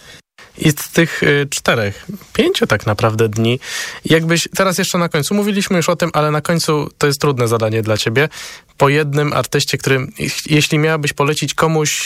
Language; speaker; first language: Polish; native; Polish